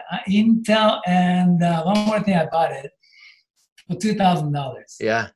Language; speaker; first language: English; non-native, fluent; Japanese